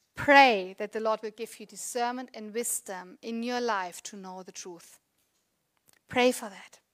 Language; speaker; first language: English; non-native, fluent; German